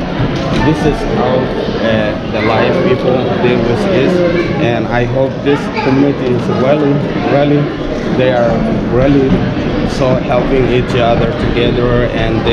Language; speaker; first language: English; non-native, learner; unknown